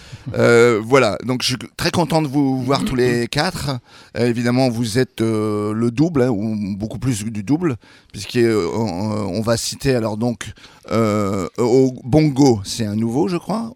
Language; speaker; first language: French; native; French